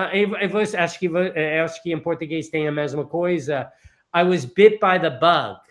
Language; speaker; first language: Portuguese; non-native, fluent; English